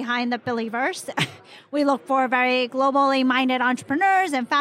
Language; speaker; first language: English; non-native, local second language; Cantonese